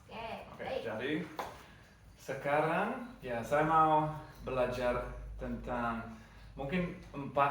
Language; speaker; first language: Indonesian; non-native, learner; English